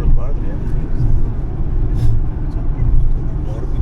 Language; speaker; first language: Turkish; native; Turkish